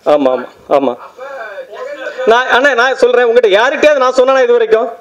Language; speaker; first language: Tamil; native; Tamil